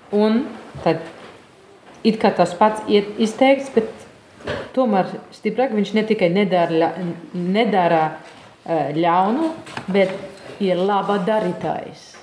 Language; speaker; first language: Latvian; non-native, fluent; German